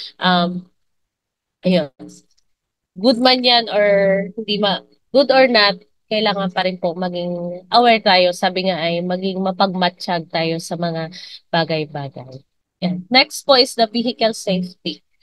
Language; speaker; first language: Filipino; non-native, local second language; Bikol